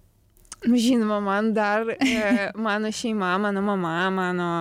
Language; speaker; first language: Lithuanian; non-native, learner; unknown